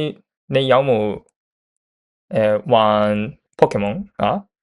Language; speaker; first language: Cantonese; non-native, learner; Japanese